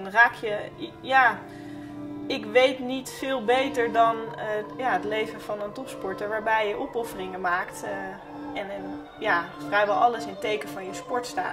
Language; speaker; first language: Dutch; native; Dutch